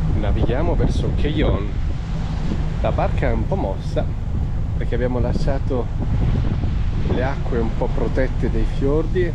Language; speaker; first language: Italian; native; Italian